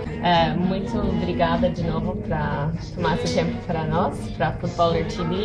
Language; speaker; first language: Portuguese; non-native, fluent; English